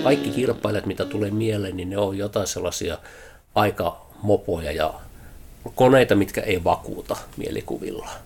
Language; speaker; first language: Finnish; early bilingual, heritage; Finnish